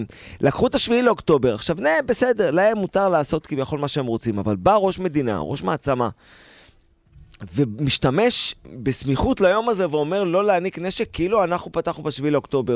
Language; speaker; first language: Hebrew; native; Hebrew